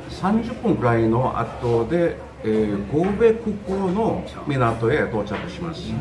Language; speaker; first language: Japanese; non-native, learner; Korean